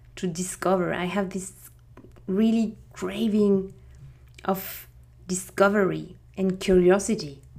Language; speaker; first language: English; non-native, fluent; French